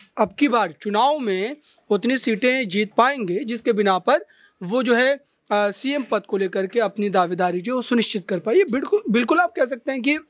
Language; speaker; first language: Hindi; native; Hindi